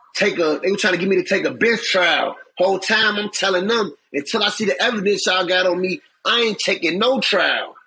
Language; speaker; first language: English; native; English